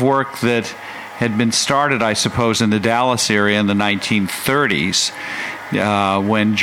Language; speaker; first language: English; native; English